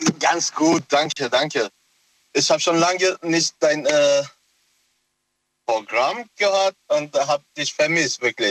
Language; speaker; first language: German; non-native, local second language; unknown